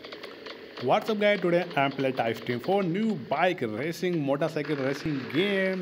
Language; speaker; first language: English; non-native, learner; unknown